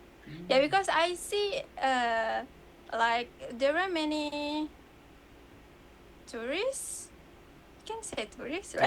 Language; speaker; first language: English; non-native, learner; Indonesian